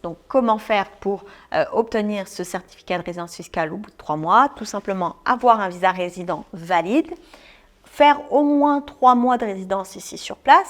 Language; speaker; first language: French; native; French